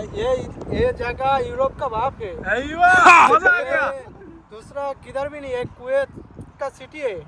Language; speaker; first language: Hindi; non-native, learner; Bangla